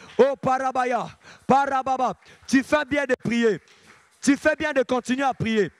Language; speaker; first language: French; non-native, local second language; Lingala